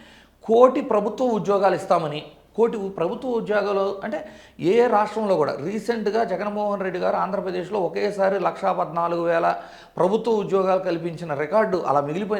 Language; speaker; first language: Telugu; native; Telugu